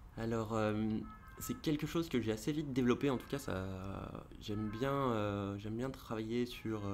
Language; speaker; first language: French; native; French